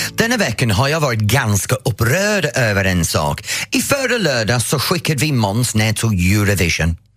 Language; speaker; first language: Swedish; non-native, fluent; English